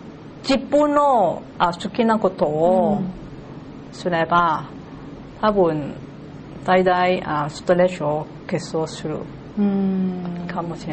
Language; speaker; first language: Japanese; non-native, learner; Cantonese